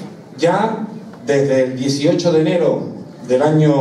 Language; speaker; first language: Spanish; native; Spanish